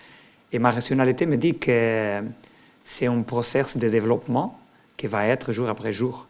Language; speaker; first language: French; non-native, learner; Portuguese